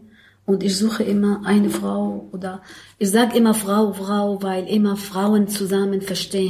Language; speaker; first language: German; non-native, learner; Arabic